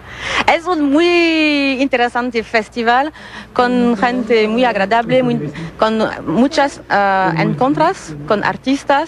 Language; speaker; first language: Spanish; non-native, learner; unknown